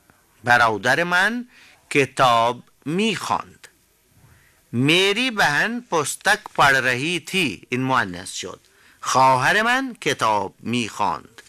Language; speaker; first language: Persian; non-native, fluent; Hindi